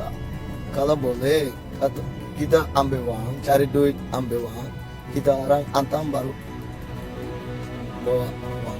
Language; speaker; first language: Indonesian; non-native, learner; Rohingya